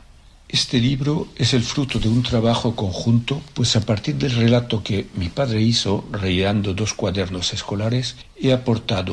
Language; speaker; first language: Spanish; native; Spanish